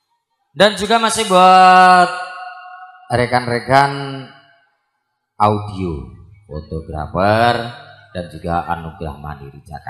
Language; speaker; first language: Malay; non-native, local second language; Javanese